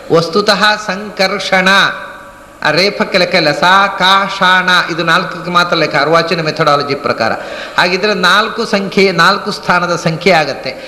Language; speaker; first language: Kannada; non-native, local second language; Tulu